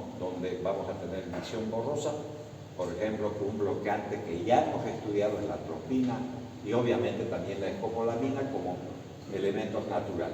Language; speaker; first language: Spanish; native; Spanish